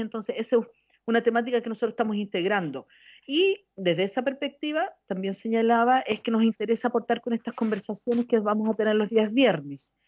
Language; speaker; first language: Spanish; native; Spanish